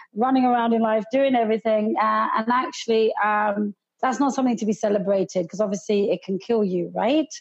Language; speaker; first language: English; early bilingual, other home language; Hindi